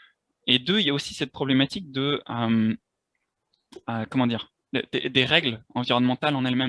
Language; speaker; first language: French; native; French